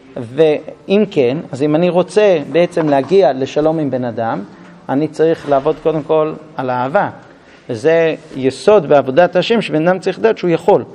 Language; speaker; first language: Hebrew; non-native, fluent; English